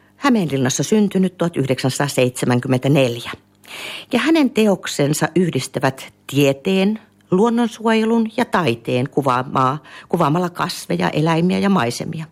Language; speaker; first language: Finnish; native; Finnish